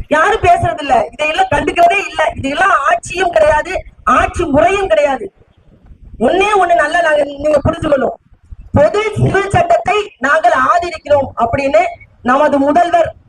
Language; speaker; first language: Tamil; native; Tamil